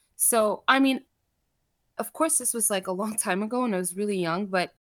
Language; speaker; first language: English; early bilingual, other home language; Armenian